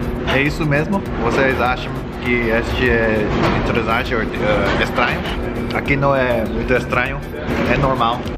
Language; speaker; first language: Portuguese; non-native, learner; Korean